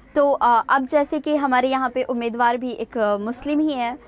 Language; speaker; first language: Hindi; native; Hindi